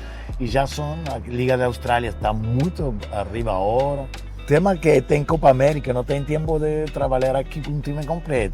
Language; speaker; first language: Portuguese; non-native, fluent; Spanish